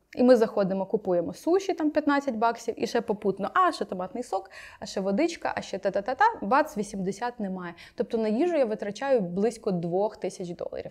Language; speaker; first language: Ukrainian; native; Ukrainian